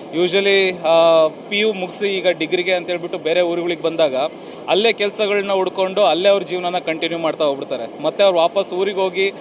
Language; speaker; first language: Kannada; native; Kannada